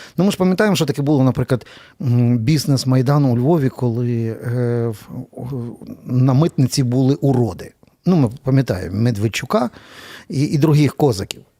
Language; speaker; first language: Ukrainian; native; Ukrainian